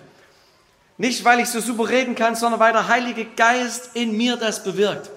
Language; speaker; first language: German; native; German